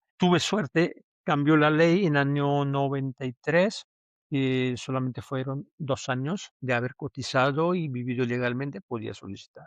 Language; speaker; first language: Spanish; non-native, fluent; Urdu